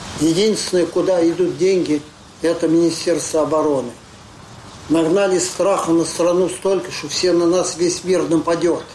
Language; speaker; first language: Russian; native; Russian